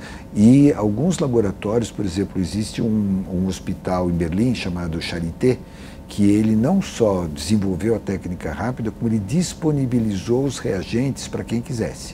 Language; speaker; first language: Portuguese; native; Portuguese